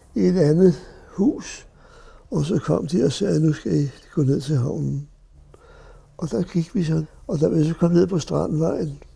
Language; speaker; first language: Danish; native; Danish